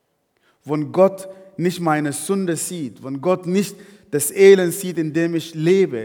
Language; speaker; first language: German; non-native, fluent; Arabic